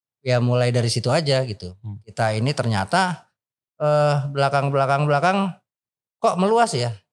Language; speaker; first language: Indonesian; native; Indonesian